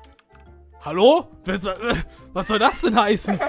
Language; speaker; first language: German; native; German